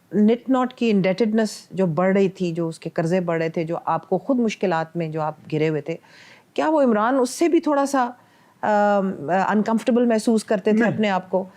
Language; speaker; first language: Urdu; non-native, local second language; Punjabi